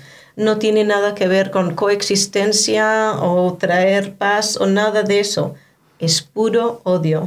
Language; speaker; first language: Spanish; non-native, fluent; Hebrew